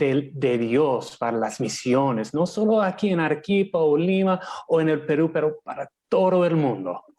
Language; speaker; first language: Spanish; non-native, fluent; English